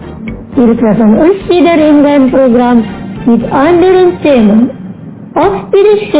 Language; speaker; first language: German; non-native, fluent; Indonesian